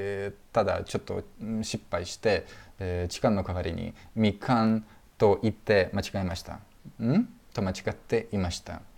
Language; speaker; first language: Japanese; non-native, fluent; Russian